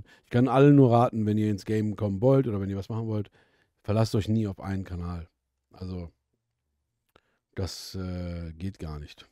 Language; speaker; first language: German; native; German